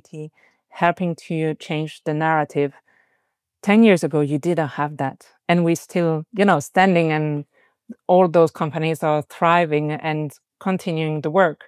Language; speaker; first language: English; non-native, fluent; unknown